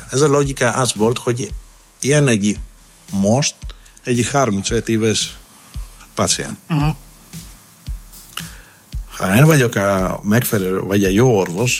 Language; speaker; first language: Hungarian; non-native, fluent; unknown